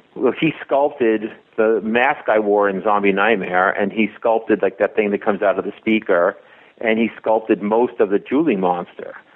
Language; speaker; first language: English; native; English